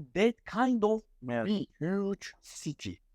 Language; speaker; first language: English; non-native, fluent; Turkish